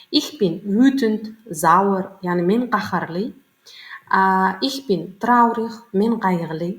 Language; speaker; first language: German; non-native, learner; Turkmen